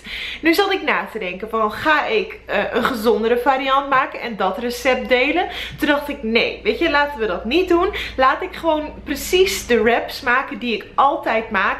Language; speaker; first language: Dutch; native; Dutch